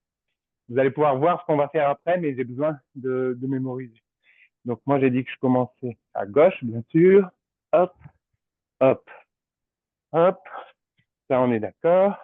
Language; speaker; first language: French; native; French